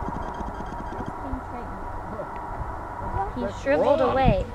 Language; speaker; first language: English; native; English